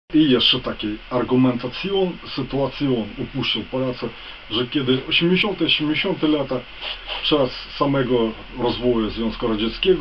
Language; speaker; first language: Polish; non-native, fluent; Ukrainian